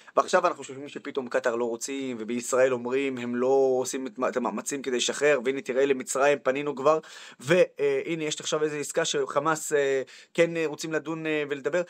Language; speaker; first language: Hebrew; non-native, local second language; Arabic